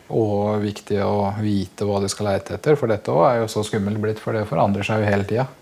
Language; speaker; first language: Norwegian; native; Norwegian